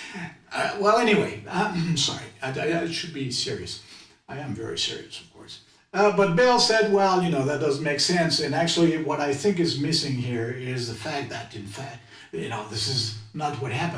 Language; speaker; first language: English; non-native, fluent; French